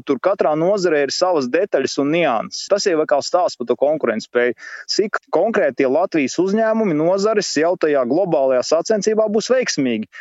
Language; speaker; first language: Latvian; native; Latvian